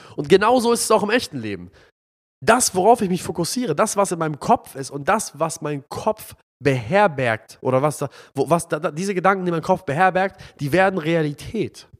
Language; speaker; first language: German; non-native, fluent; Arabic